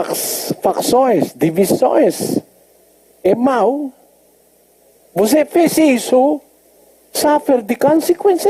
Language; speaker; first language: Portuguese; non-native, learner; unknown